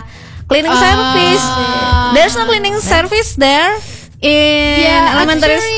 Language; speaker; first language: English; non-native, learner; Indonesian